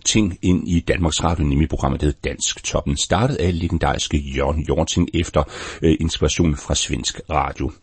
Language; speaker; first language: Danish; native; Danish